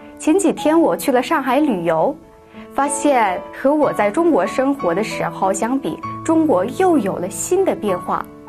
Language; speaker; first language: Chinese; early bilingual, other home language; Korean